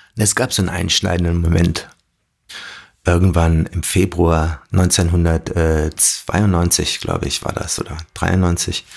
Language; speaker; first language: German; early bilingual, other home language; Arabic